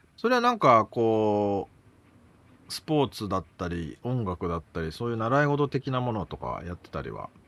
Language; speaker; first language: Japanese; native; Japanese